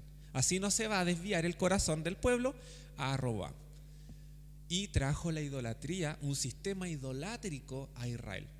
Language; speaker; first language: Spanish; native; Spanish